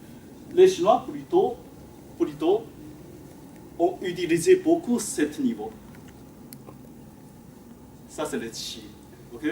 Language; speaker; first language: French; non-native, fluent; Chinese